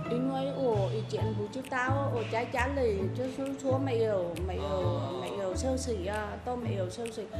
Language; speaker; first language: Chinese; non-native, learner; Vietnamese